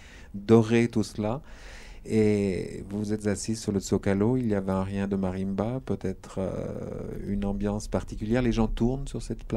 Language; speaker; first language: French; native; French